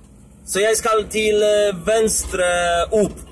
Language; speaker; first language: Swedish; non-native, learner; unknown